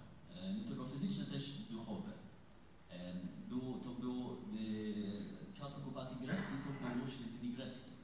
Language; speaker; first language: Polish; non-native, learner; English